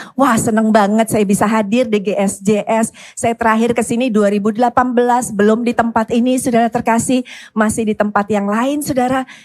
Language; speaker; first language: Indonesian; native; Indonesian